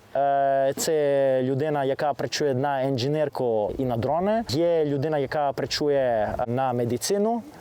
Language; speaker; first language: Ukrainian; non-native, learner; Greek